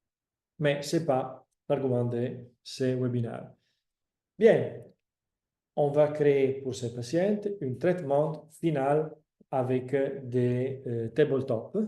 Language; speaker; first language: French; non-native, fluent; Italian